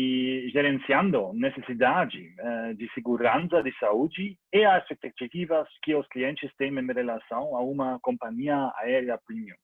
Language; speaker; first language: Portuguese; non-native, learner; German